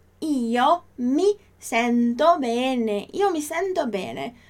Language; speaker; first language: Italian; non-native, fluent; Portuguese